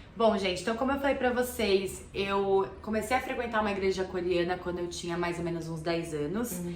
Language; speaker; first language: Portuguese; native; Portuguese